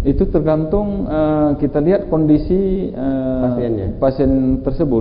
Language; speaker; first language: Malay; native; Malay